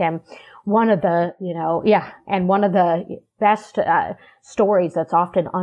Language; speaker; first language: English; native; English